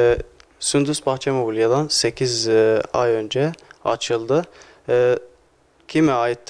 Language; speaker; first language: Turkish; non-native, learner; Arabic